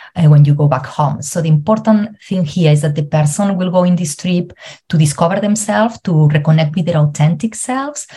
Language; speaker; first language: English; non-native, fluent; Spanish